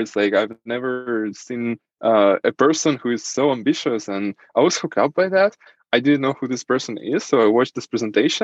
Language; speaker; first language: English; non-native, fluent; Russian